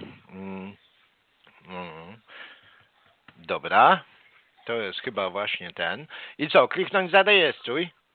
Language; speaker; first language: Polish; native; Polish